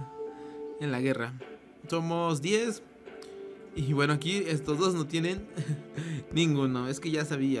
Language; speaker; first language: Spanish; native; Spanish